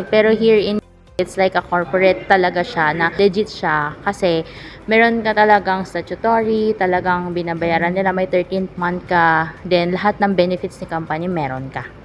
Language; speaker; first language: Filipino; native; Filipino